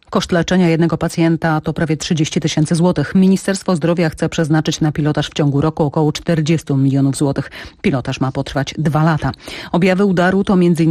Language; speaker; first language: Polish; native; Polish